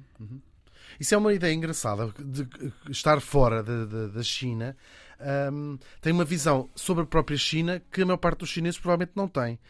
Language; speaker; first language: Portuguese; native; Portuguese